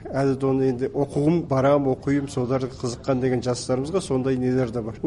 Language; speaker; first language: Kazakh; early bilingual, heritage; Kazakh